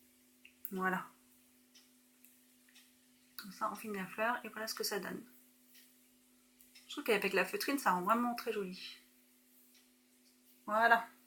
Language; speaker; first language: French; native; French